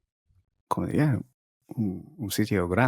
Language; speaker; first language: Spanish; non-native, fluent; Japanese